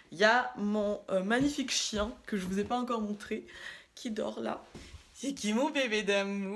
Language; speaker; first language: French; early bilingual, other home language; Russian